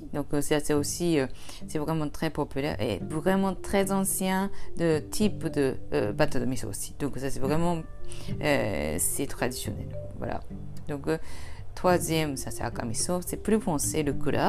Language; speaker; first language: French; non-native, fluent; Japanese